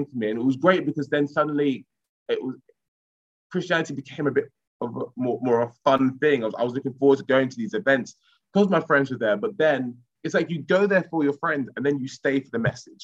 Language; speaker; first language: English; native; English